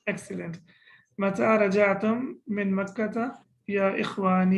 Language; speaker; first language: Arabic; non-native, fluent; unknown